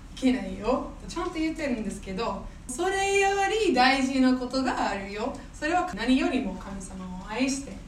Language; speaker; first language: Japanese; non-native, fluent; English